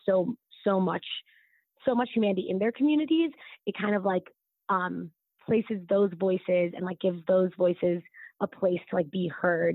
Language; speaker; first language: English; native; English